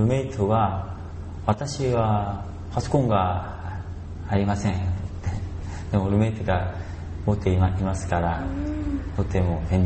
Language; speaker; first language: Japanese; non-native, learner; Korean